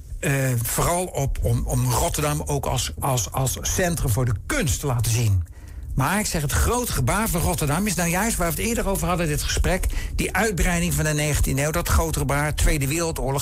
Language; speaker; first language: Dutch; native; Dutch